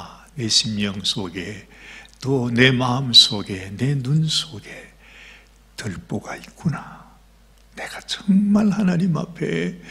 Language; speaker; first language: Korean; native; Korean